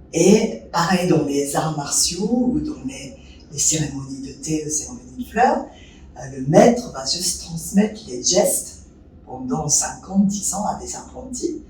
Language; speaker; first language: French; non-native, fluent; Japanese